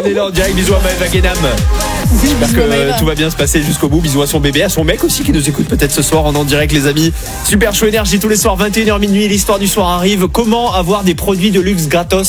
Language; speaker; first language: French; native; French